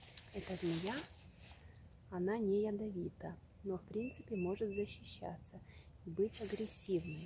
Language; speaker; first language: Russian; native; Russian